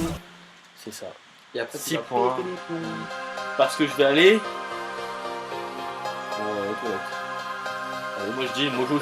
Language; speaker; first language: French; native; French